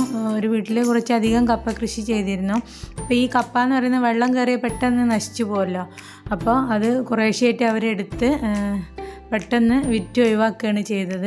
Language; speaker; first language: Malayalam; native; Malayalam